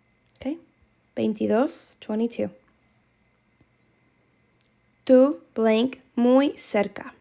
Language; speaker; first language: Spanish; non-native, fluent; English